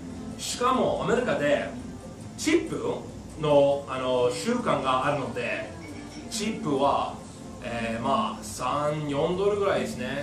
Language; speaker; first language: Japanese; non-native, fluent; English